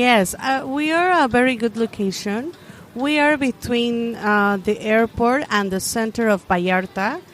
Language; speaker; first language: English; non-native, learner; Spanish